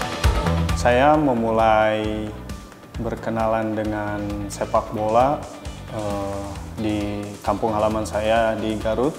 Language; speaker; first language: Indonesian; native; Indonesian